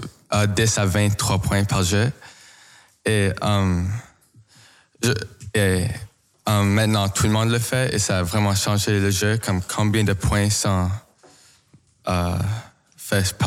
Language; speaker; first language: French; non-native, local second language; English